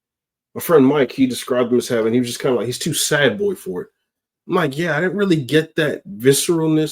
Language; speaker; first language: English; native; English